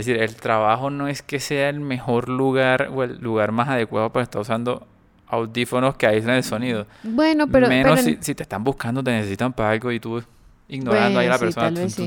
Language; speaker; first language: Spanish; native; Spanish